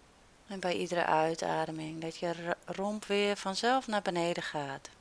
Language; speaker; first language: Dutch; native; Dutch